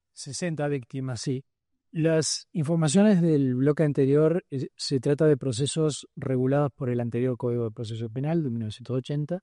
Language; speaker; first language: Spanish; native; Spanish